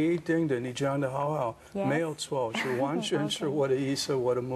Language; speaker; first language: Chinese; non-native, fluent; English